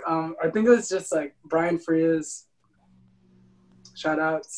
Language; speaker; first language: English; non-native, local second language; Filipino